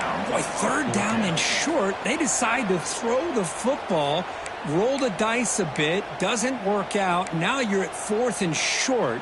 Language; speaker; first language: English; native; English